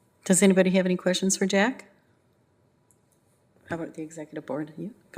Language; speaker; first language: English; native; English